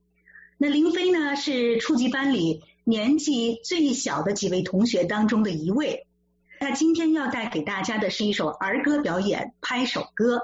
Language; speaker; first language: Chinese; native; Chinese